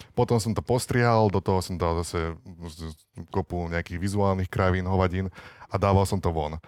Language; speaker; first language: Slovak; native; Slovak